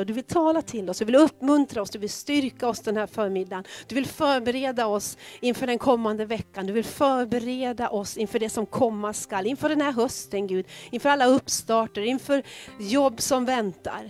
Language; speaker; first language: Swedish; native; Swedish